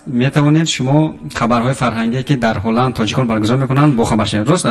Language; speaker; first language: Persian; native; Persian